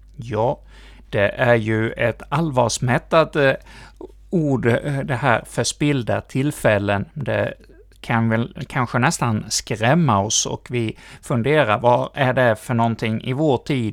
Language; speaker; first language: Swedish; native; Swedish